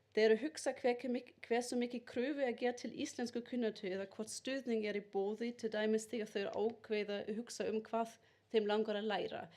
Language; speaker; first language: Icelandic; non-native, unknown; German